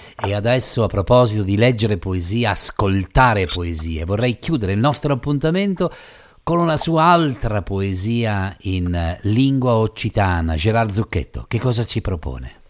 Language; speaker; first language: Italian; native; Italian